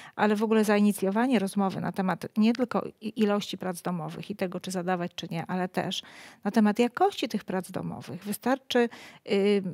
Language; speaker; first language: Polish; native; Polish